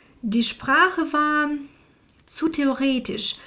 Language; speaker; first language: German; non-native, fluent; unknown